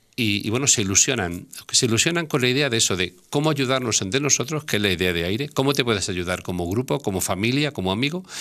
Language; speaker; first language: Spanish; native; Spanish